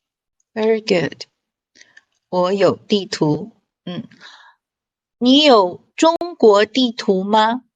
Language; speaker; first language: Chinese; non-native, fluent; English